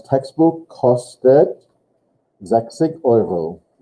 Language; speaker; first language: German; non-native, fluent; English